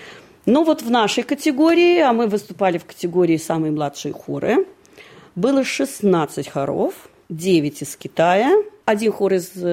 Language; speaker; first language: Russian; native; Russian